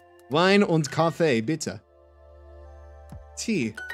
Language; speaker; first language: German; non-native, learner; English